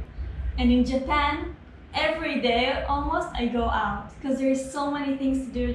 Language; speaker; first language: English; non-native, fluent; Hebrew